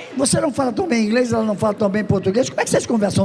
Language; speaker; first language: Portuguese; native; Portuguese